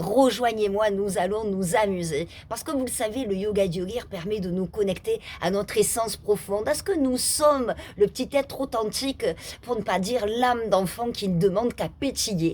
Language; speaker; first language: French; native; French